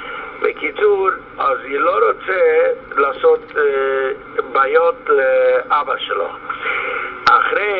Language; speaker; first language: Hebrew; non-native, fluent; Yiddish